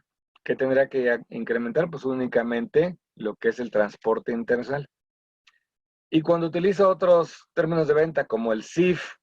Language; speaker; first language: Spanish; native; Spanish